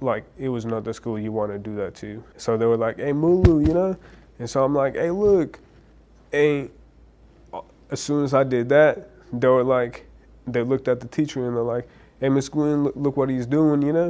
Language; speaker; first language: English; early bilingual, other home language; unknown